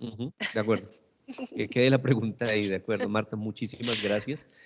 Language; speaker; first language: Spanish; native; Spanish